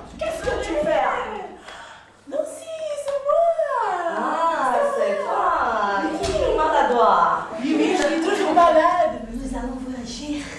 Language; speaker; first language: French; non-native, learner; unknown